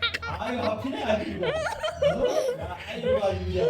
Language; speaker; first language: Korean; native; Korean